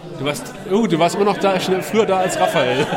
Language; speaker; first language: German; native; German